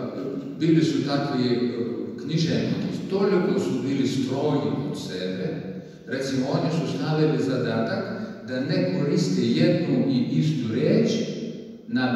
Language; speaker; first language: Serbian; non-native, fluent; Russian